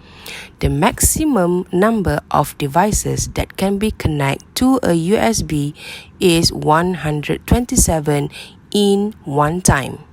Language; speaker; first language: English; non-native, local second language; Malay